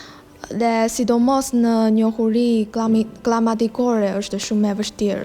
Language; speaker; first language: Albanian; non-native, learner; Chinese